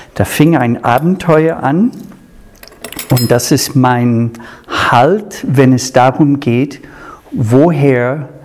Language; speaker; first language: German; non-native, fluent; English